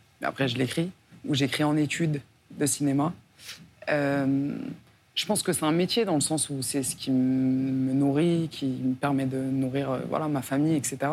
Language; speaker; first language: French; native; French